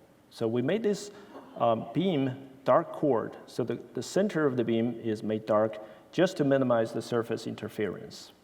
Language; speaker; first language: English; non-native, fluent; Chinese